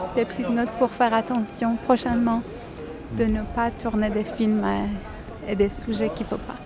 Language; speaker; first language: French; non-native, fluent; Persian